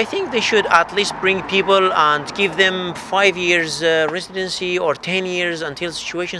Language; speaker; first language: English; non-native, fluent; Arabic